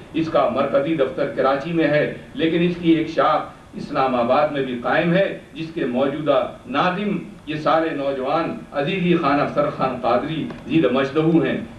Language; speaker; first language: Urdu; native; Urdu